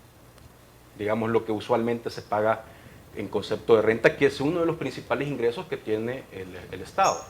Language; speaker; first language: Spanish; native; Spanish